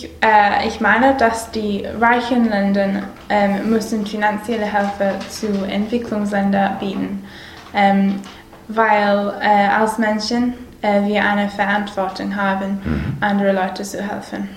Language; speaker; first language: German; non-native, learner; English